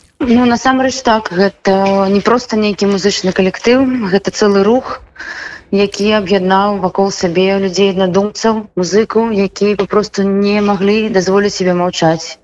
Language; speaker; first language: Belarusian; non-native, local second language; Russian